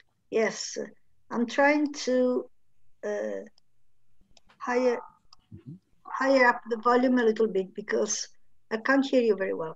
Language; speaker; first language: English; non-native, fluent; Italian